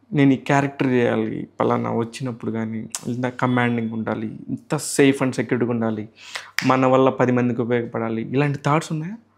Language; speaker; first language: Telugu; native; Telugu